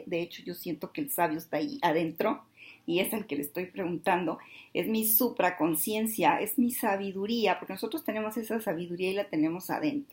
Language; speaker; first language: Spanish; native; Spanish